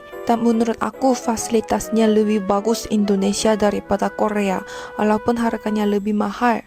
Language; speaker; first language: Indonesian; non-native, fluent; Korean